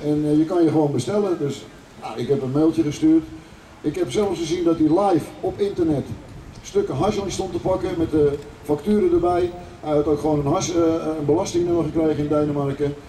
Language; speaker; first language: Dutch; native; Dutch